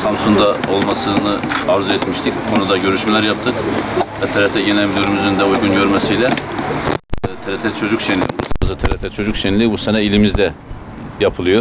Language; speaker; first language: Turkish; native; Turkish